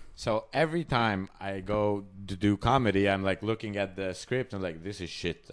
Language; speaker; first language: English; non-native, fluent; Hungarian